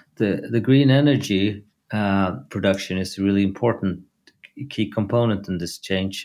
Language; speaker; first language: English; non-native, fluent; Swedish